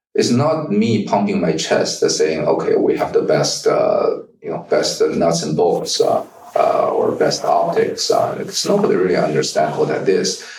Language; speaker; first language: English; non-native, fluent; Chinese